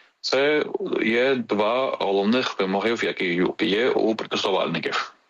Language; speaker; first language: Ukrainian; non-native, fluent; Georgian